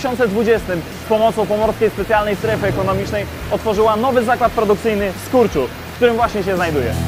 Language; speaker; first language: Polish; native; Polish